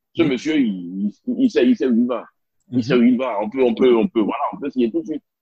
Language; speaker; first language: French; non-native, local second language; Spanish